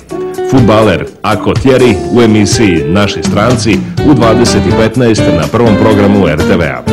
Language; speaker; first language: Serbian; native; Serbian